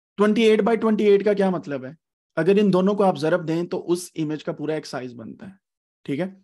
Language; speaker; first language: Urdu; native; Urdu